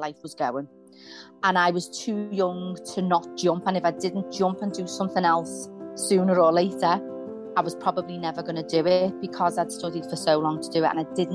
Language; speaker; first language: English; native; English